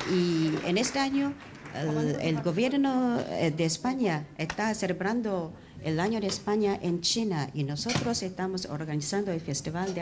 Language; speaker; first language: Spanish; non-native, fluent; Chinese